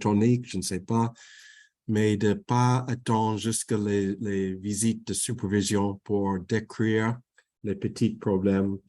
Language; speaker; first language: French; non-native, fluent; English